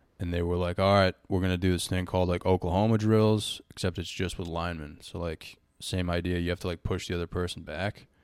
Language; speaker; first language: English; native; English